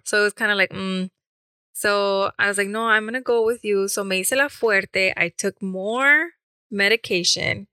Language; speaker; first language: English; early bilingual, other home language; Spanish